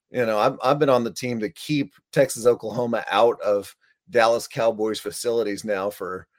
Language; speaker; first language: English; native; English